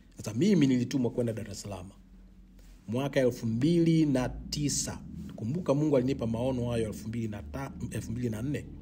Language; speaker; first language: Swahili; native; Swahili